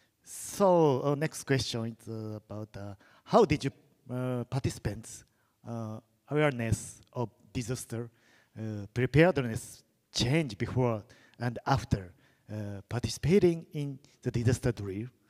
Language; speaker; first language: English; non-native, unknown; Japanese